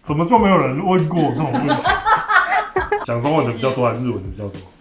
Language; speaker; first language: Chinese; native; Chinese